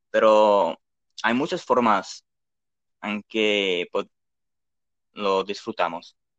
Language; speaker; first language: Spanish; non-native, learner; Dutch